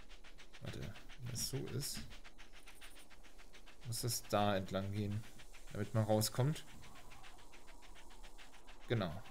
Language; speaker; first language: German; native; German